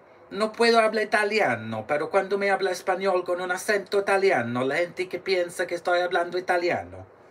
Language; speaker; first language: Spanish; non-native, learner; English